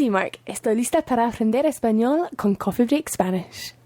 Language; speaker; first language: Spanish; non-native, learner; English